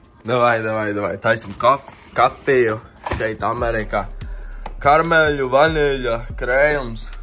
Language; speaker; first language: Latvian; early bilingual, heritage; English